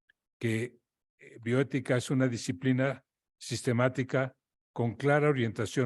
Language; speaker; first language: Spanish; native; Spanish